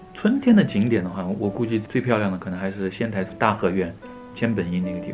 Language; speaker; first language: Chinese; native; Chinese